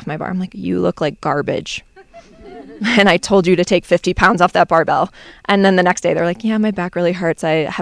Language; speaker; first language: English; native; English